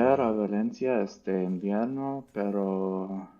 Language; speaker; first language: Spanish; non-native, learner; English